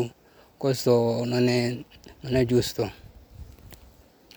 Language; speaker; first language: Italian; non-native, learner; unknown